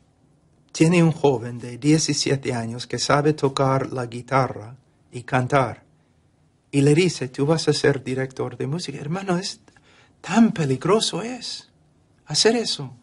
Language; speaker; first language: Spanish; non-native, fluent; English